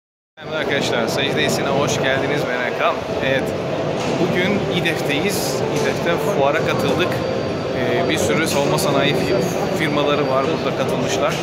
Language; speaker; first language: Turkish; native; Turkish